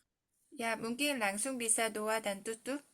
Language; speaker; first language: Indonesian; non-native, fluent; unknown